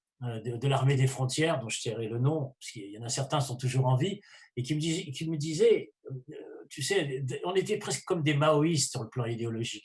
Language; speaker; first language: French; native; French